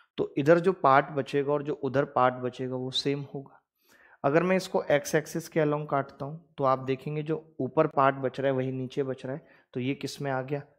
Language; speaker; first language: Hindi; native; Hindi